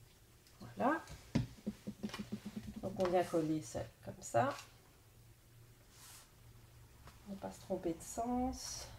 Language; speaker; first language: French; native; French